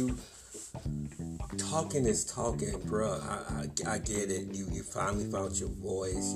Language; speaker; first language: English; native; English